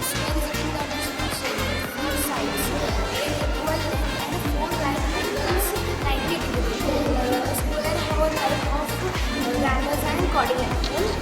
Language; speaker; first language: English; non-native, learner; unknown